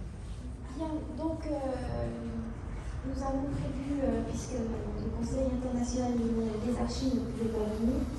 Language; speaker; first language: French; native; French